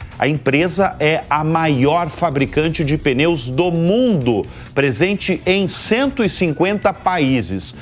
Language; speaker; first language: Portuguese; native; Portuguese